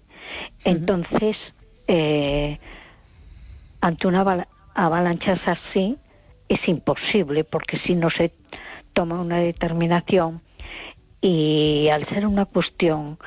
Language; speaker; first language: Spanish; native; Spanish